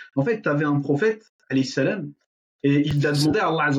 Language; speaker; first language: French; non-native, local second language; Arabic